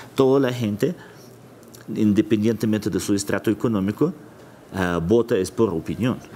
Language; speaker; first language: Spanish; non-native, fluent; Russian